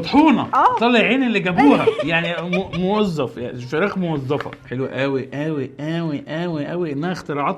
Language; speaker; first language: Arabic; native; Arabic